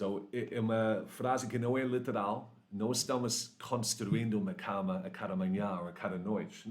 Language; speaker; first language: Portuguese; non-native, learner; English